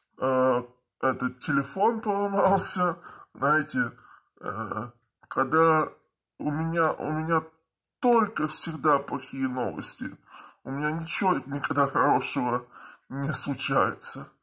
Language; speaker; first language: Russian; early bilingual, heritage; Russian